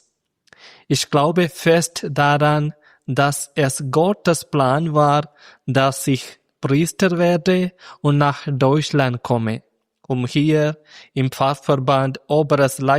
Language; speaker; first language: German; non-native, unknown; Malayalam